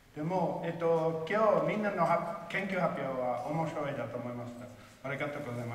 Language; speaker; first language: Japanese; non-native, learner; English